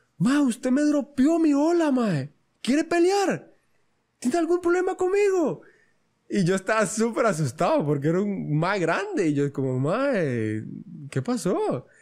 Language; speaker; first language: Spanish; native; Spanish